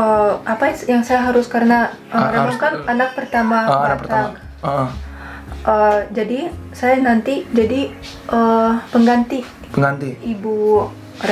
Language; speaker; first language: Indonesian; non-native, fluent; Russian